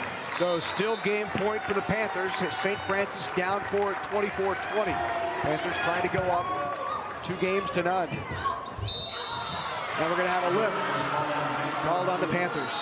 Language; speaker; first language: English; native; English